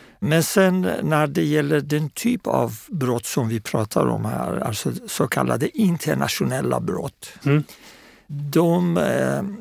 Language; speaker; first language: Swedish; non-native, fluent; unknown